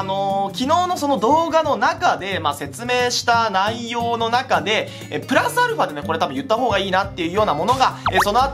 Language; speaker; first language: Japanese; native; Japanese